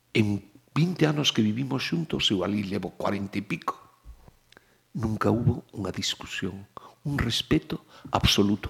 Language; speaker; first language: Galician; native; Galician